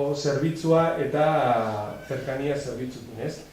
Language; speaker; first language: Basque; non-native, local second language; Spanish